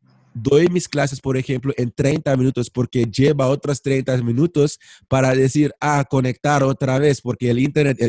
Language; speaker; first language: Spanish; non-native, fluent; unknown